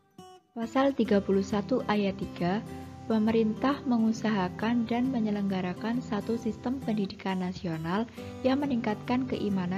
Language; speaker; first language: Indonesian; native; Indonesian